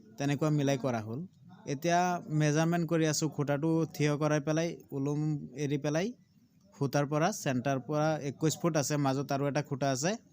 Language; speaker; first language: Assamese; non-native, local second language; Bangla